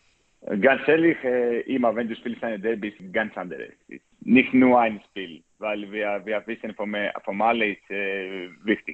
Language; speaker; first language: German; non-native, learner; Greek